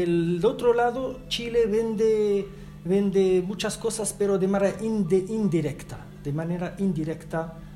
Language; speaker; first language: Spanish; non-native, fluent; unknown